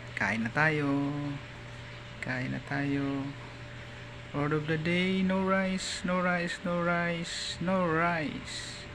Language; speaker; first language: Filipino; non-native, local second language; Bikol